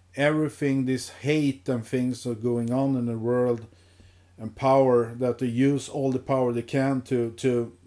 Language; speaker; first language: English; non-native, fluent; Swedish